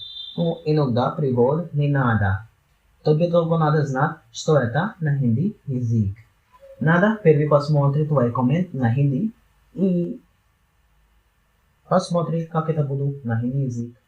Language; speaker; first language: Russian; non-native, learner; Hindi